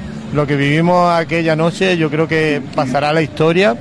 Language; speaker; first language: Spanish; native; Spanish